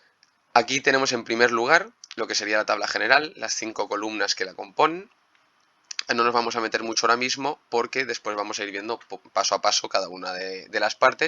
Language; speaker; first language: Spanish; native; Spanish